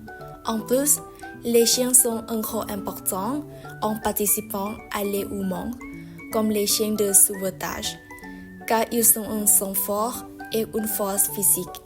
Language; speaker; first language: French; non-native, learner; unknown